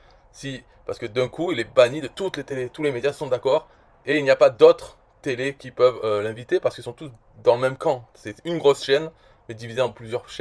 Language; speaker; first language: French; native; French